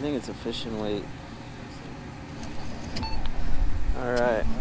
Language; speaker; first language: English; native; English